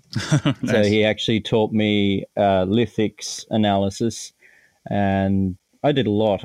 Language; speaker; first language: English; native; English